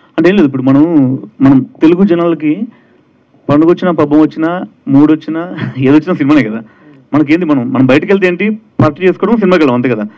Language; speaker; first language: Telugu; native; Telugu